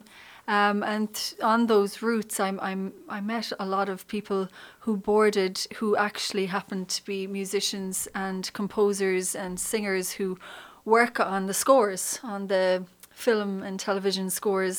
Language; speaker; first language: English; native; English